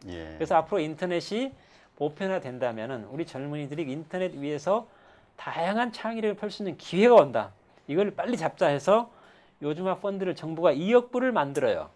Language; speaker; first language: Korean; native; Korean